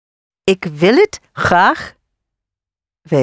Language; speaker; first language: Dutch; non-native, learner; English